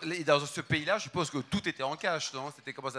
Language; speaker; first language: French; native; French